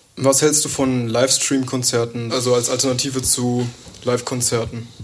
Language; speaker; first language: German; native; German